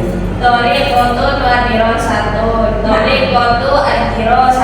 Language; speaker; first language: Arabic; non-native, learner; Indonesian